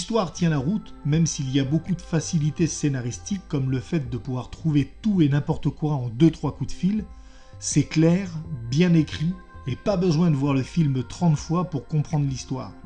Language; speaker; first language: French; native; French